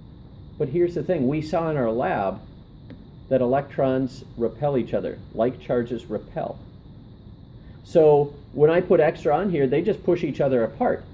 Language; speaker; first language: English; native; English